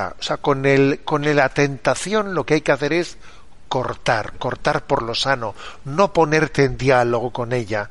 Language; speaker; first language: Spanish; native; Spanish